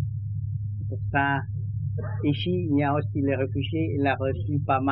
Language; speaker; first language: French; non-native, learner; Vietnamese